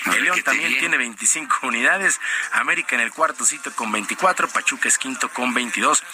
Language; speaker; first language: Spanish; native; Spanish